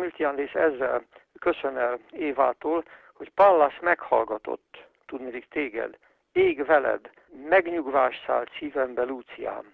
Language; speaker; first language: Hungarian; native; Hungarian